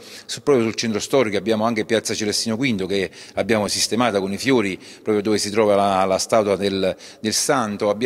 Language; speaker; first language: Italian; native; Italian